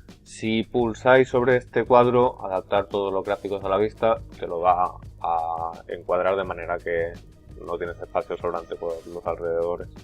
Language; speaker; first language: Spanish; native; Spanish